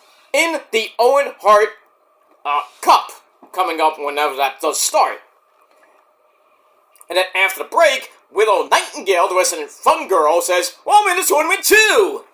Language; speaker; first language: English; native; English